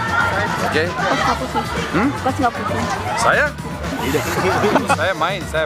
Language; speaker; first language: Indonesian; non-native, learner; Serbian